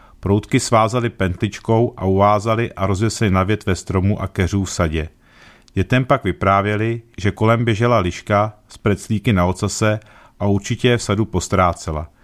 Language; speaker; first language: Czech; native; Czech